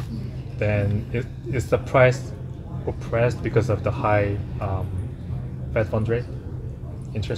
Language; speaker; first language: English; non-native, fluent; Korean